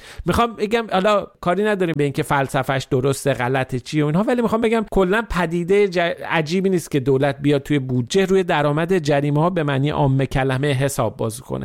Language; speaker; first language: Persian; native; Persian